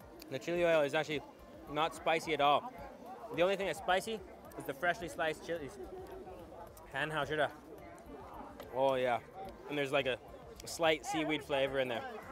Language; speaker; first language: English; native; English